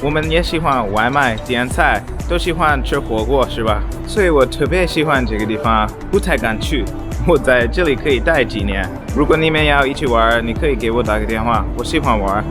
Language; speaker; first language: Chinese; non-native, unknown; English